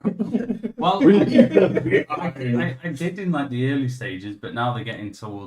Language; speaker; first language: English; native; English